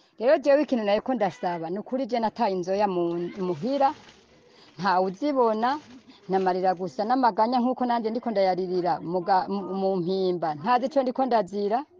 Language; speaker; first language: Rundi; native; Rundi